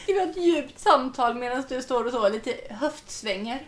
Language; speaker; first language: Swedish; native; Swedish